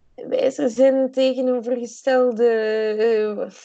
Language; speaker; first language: Dutch; native; Dutch